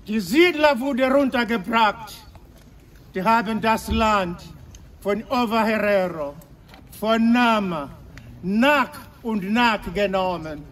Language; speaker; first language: German; non-native, learner; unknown